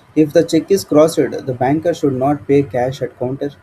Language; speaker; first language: English; non-native, local second language; Kannada